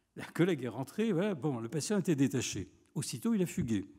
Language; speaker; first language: French; native; French